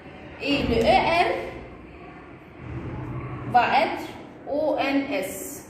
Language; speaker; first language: French; non-native, fluent; Arabic